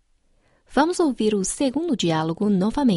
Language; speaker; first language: Portuguese; non-native, fluent; Chinese